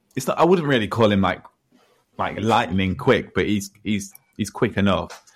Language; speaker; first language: English; native; English